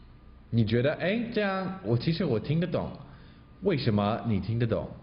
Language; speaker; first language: Chinese; non-native, fluent; English